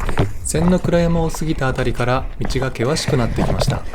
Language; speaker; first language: Japanese; native; Japanese